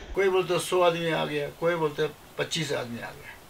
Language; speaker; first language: Hindi; native; Hindi